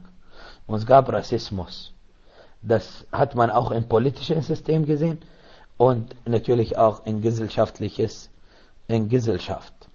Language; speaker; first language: German; non-native, learner; Arabic